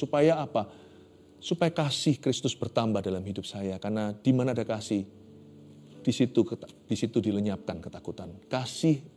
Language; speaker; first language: Indonesian; native; Indonesian